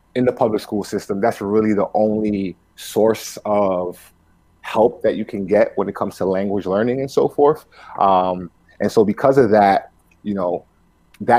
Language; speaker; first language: English; early bilingual, other home language; Spanish